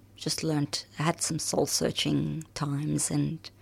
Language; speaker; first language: English; early bilingual, other home language; Arabic